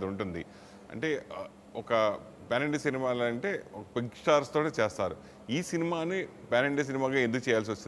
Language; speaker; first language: Telugu; native; Telugu